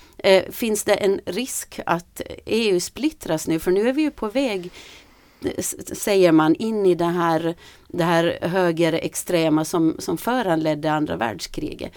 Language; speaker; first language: Swedish; native; Swedish